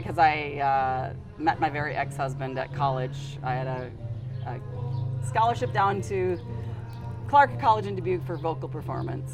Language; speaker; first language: English; native; English